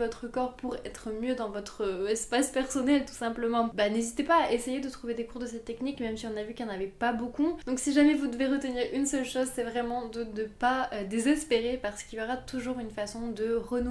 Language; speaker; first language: French; native; French